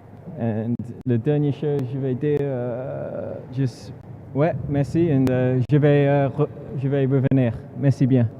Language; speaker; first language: French; non-native, learner; English